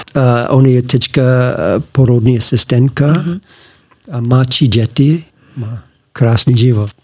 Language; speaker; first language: Czech; non-native, learner; English